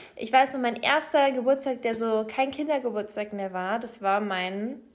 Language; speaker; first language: German; native; German